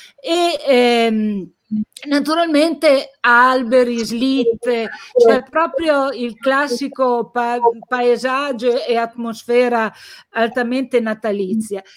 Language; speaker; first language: Italian; native; Italian